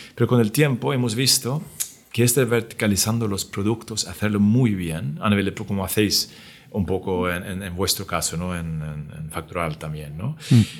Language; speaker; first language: Spanish; non-native, fluent; Swedish